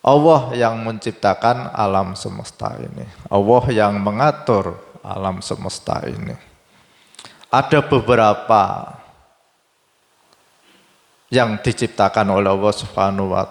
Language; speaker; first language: Indonesian; native; Indonesian